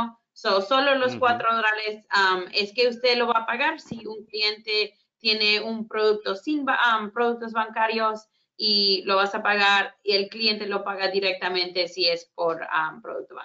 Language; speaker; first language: Spanish; early bilingual, heritage; Spanish